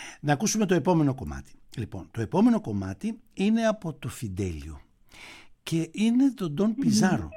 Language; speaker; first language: Greek; native; Greek